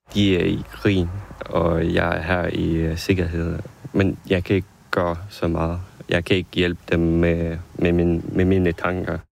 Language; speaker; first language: Danish; non-native, fluent; Ukrainian